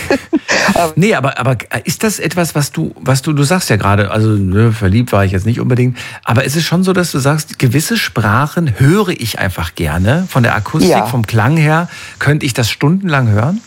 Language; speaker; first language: German; native; German